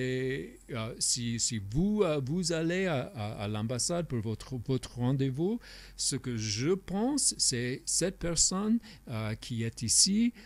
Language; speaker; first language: French; non-native, fluent; English